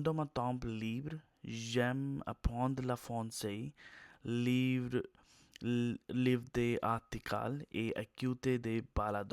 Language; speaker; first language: French; non-native, learner; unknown